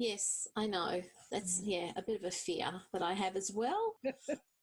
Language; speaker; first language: English; native; English